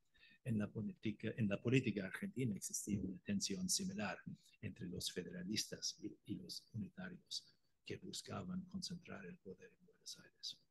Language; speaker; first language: Spanish; non-native, fluent; Irish